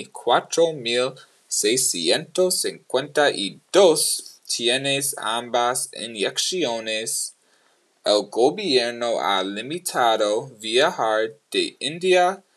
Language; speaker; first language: Spanish; non-native, learner; English